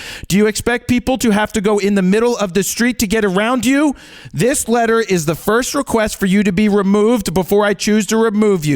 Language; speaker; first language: English; native; English